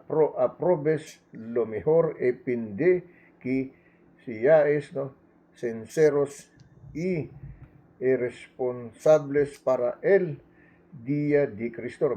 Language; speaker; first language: Spanish; non-native, learner; Filipino